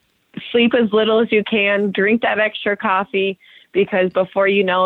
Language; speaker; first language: English; native; English